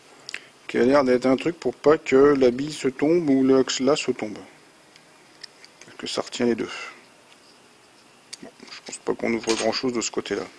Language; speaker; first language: French; native; French